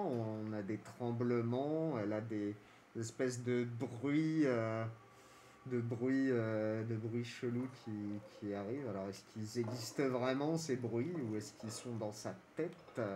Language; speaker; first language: French; native; French